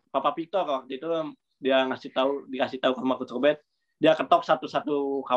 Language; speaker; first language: Indonesian; native; Indonesian